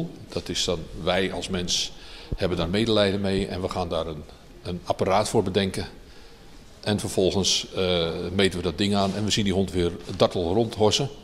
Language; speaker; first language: Dutch; native; Dutch